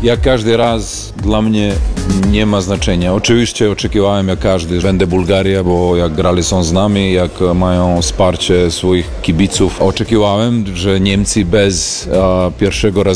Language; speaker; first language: Polish; non-native, learner; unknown